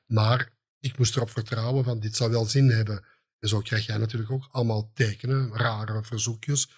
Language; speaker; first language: Dutch; native; Dutch